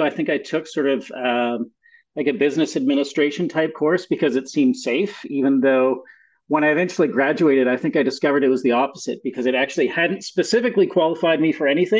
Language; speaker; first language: English; native; English